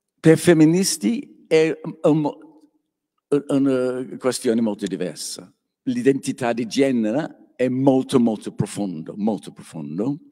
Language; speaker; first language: Italian; non-native, learner; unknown